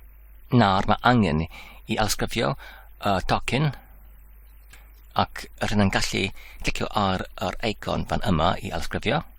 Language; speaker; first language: Welsh; non-native, learner; English